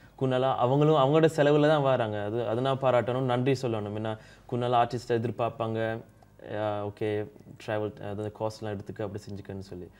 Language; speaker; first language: Tamil; early bilingual, heritage; Tamil